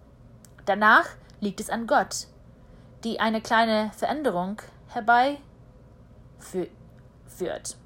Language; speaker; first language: German; early bilingual, heritage; German